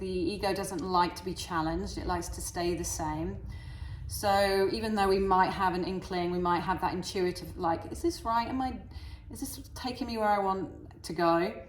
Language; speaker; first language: English; native; English